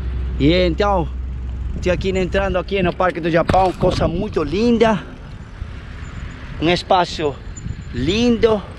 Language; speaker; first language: Portuguese; non-native, fluent; Spanish